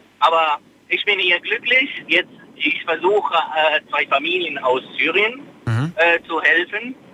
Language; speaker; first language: German; non-native, fluent; Arabic